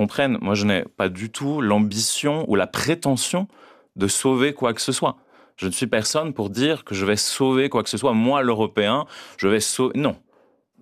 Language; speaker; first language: French; native; French